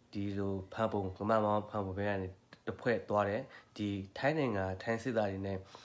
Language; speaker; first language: Burmese; non-native, local second language; S'gaw Karen